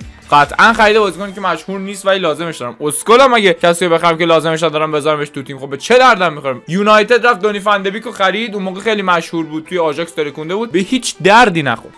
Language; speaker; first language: Persian; native; Persian